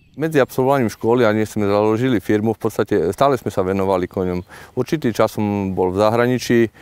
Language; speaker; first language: Slovak; native; Slovak